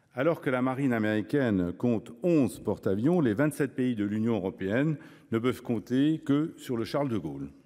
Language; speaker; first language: French; native; French